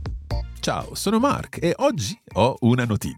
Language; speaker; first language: Italian; non-native, fluent; English